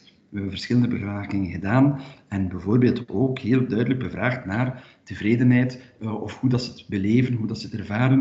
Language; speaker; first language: Dutch; native; Dutch